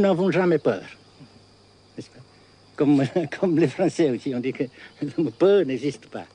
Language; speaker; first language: French; non-native, fluent; Vietnamese